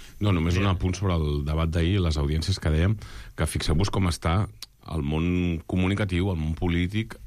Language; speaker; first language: Catalan; native; Catalan